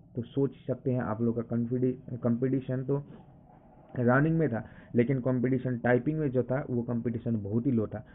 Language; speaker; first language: Hindi; non-native, local second language; Assamese